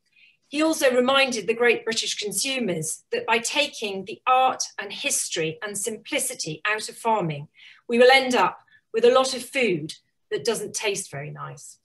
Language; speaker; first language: English; native; English